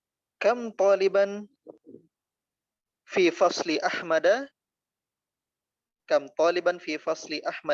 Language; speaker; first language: Arabic; non-native, fluent; Indonesian